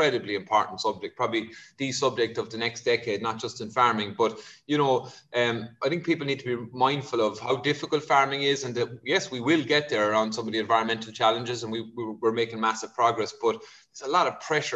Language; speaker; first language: English; native; English